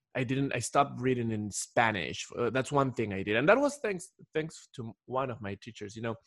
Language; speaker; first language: English; non-native, fluent; Spanish